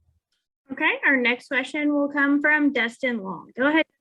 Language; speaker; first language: English; native; English